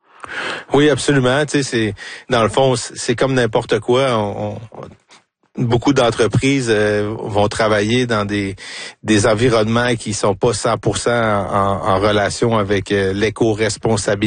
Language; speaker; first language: French; native; French